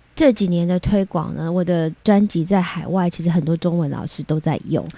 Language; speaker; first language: Chinese; non-native, local second language; Min Nan Chinese